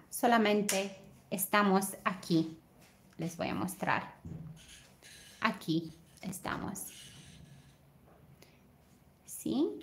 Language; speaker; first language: Spanish; non-native, fluent; Romanian